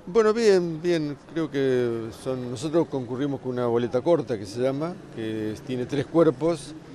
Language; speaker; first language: Spanish; native; Spanish